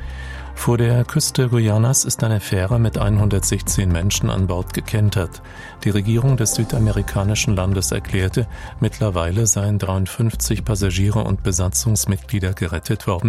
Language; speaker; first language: German; native; German